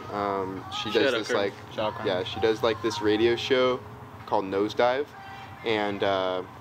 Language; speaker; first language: English; native; English